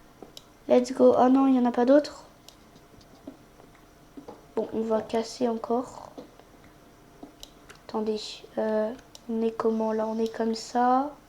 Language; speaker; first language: French; native; French